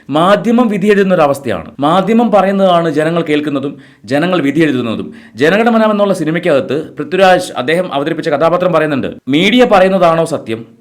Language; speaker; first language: Malayalam; native; Malayalam